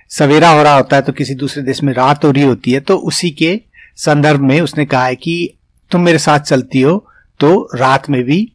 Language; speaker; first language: Hindi; native; Hindi